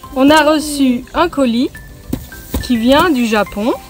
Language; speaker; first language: French; native; French